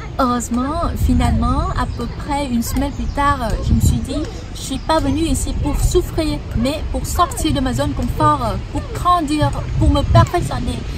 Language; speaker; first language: French; non-native, fluent; Vietnamese